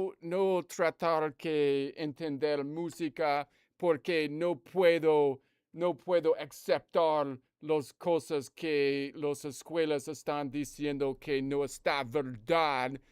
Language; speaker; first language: Spanish; non-native, learner; English